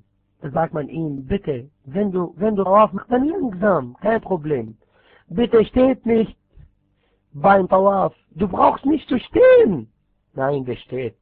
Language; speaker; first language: German; non-native, fluent; Arabic